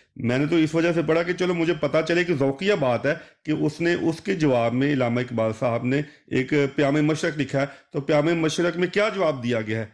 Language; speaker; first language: Urdu; non-native, local second language; Punjabi